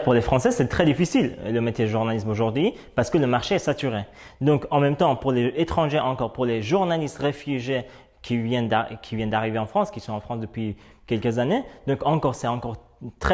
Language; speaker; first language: French; non-native, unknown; Persian